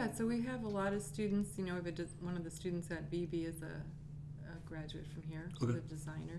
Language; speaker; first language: English; native; English